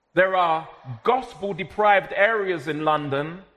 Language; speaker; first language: English; native; English